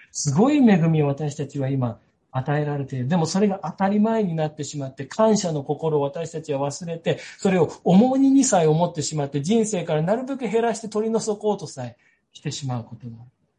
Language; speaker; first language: Japanese; native; Japanese